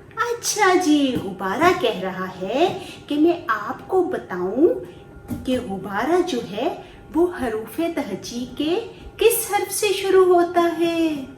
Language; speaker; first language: Urdu; non-native, local second language; Punjabi